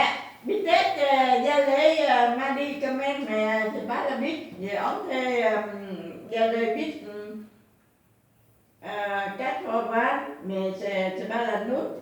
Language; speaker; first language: French; non-native, learner; Vietnamese